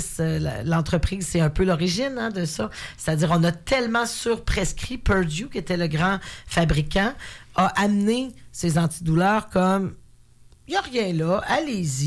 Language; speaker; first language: French; native; French